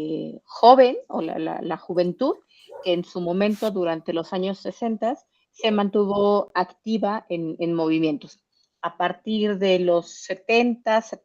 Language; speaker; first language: Spanish; native; Spanish